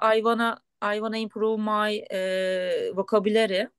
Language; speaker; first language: English; non-native, learner; Turkish